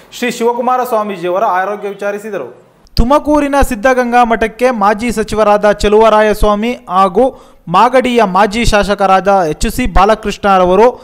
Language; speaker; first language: Kannada; native; Kannada